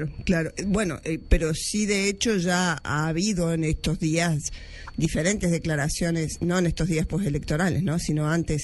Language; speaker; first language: Spanish; native; Spanish